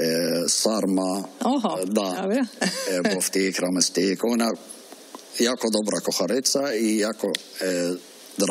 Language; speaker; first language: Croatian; non-native, learner; Arabic